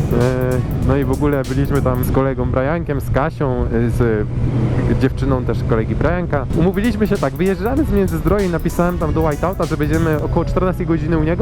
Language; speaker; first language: Polish; native; Polish